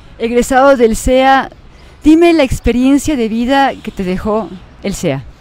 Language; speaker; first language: Spanish; native; Spanish